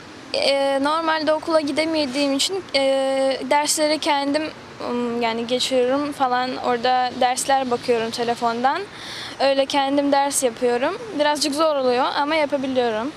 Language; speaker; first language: Turkish; early bilingual, other home language; Russian